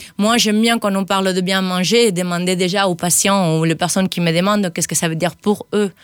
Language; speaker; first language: French; non-native, fluent; Spanish